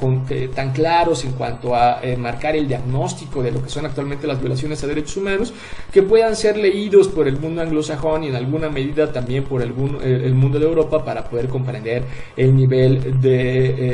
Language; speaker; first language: Spanish; native; Spanish